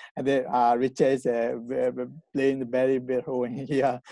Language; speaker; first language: English; non-native, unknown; Burmese